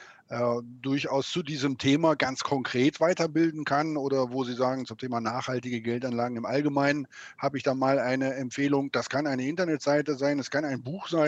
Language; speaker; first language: German; native; German